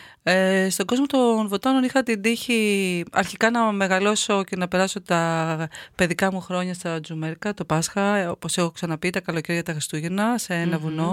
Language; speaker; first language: Greek; native; Greek